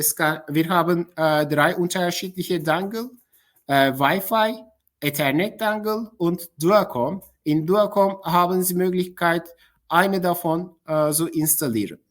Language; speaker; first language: German; non-native, fluent; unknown